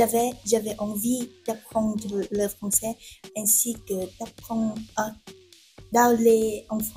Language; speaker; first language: French; non-native, fluent; Vietnamese